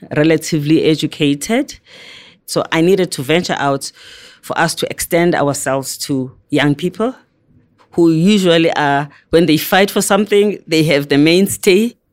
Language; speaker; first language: English; non-native, local second language; Zulu